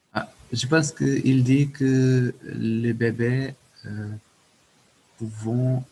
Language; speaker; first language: French; non-native, learner; Portuguese